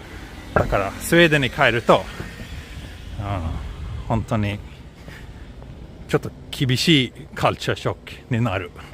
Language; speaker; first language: Japanese; non-native, fluent; Swedish